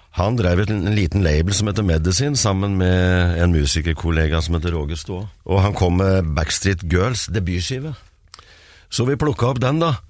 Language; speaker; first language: Norwegian; native; Norwegian